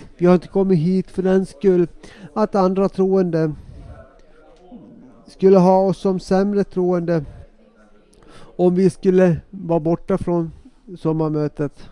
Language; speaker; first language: Swedish; non-native, local second language; Finnish